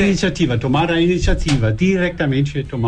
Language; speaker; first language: Spanish; non-native, fluent; German